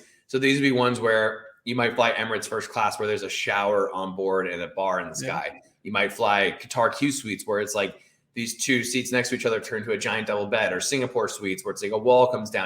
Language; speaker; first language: English; native; English